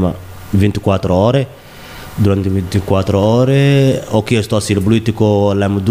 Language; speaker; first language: Italian; non-native, learner; Somali